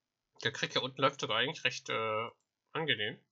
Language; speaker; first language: German; native; German